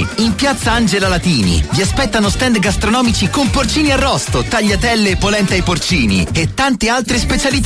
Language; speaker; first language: Italian; native; Italian